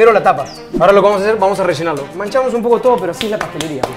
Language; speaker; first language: Spanish; native; Spanish